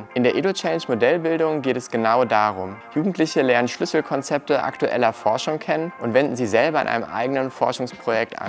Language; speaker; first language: German; native; German